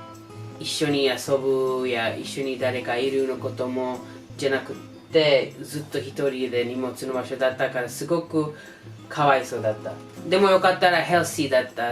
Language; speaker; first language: Japanese; non-native, learner; English